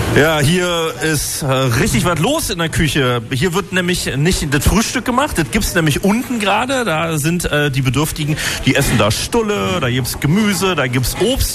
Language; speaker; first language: German; native; German